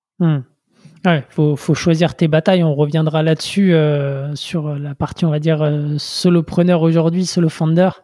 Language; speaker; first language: French; native; French